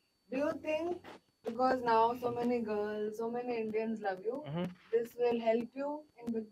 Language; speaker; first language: English; non-native, learner; Korean